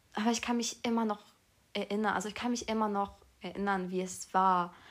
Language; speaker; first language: German; early bilingual, other home language; Polish